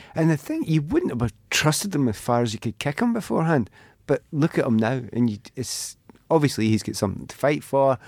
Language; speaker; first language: English; native; English